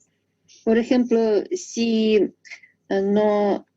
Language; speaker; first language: Spanish; non-native, learner; Russian